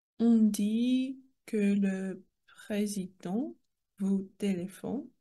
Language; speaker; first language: French; non-native, learner; Russian